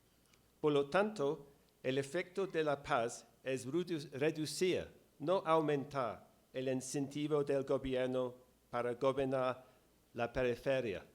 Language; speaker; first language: Spanish; non-native, fluent; English